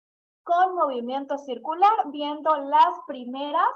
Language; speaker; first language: Spanish; native; Spanish